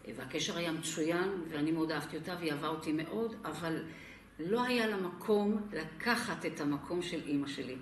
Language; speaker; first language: Hebrew; non-native, local second language; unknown